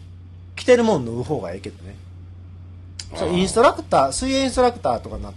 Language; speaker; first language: Japanese; native; Japanese